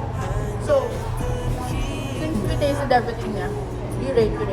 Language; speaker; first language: English; non-native, local second language; Filipino